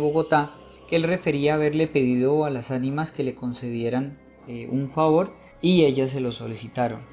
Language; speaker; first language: Spanish; native; Spanish